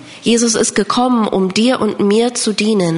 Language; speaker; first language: German; non-native, fluent; English